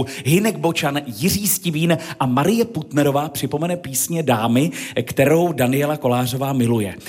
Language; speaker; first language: Czech; native; Czech